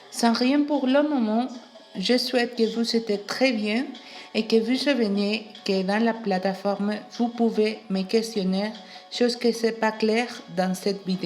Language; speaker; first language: French; non-native, learner; Spanish